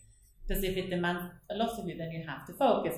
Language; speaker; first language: English; non-native, fluent; Norwegian